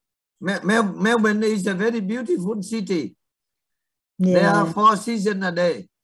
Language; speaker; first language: English; non-native, fluent; Vietnamese